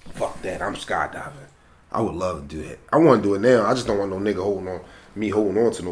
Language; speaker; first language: English; native; English